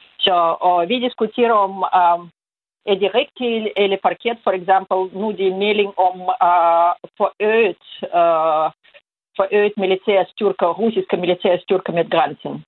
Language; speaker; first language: Danish; non-native, fluent; Russian